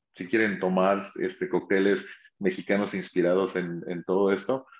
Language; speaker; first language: Spanish; native; Spanish